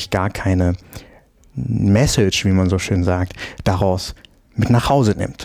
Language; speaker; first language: German; native; German